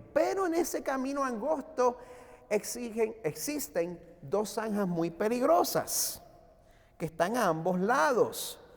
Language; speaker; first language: Spanish; native; Spanish